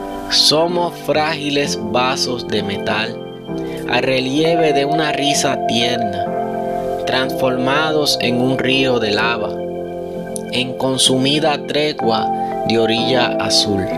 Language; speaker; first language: Spanish; native; Spanish